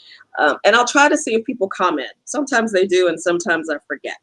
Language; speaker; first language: English; native; English